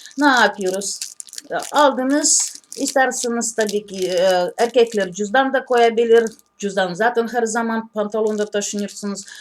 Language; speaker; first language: Turkish; non-native, learner; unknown